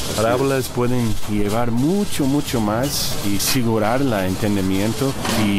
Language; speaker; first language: Spanish; early bilingual, heritage; Spanish